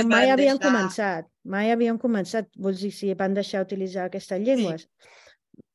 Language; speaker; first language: Catalan; non-native, fluent; Italian